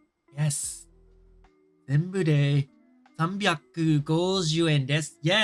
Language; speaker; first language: Japanese; non-native, learner; English